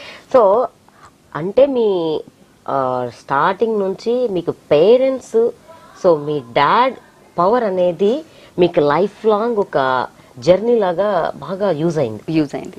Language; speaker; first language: Telugu; native; Telugu